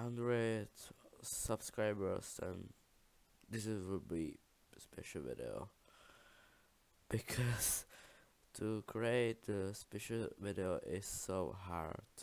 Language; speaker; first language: English; non-native, learner; Czech